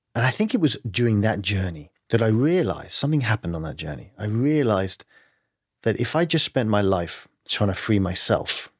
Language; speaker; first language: English; native; English